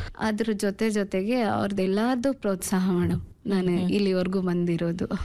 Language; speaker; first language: Kannada; non-native, local second language; Urdu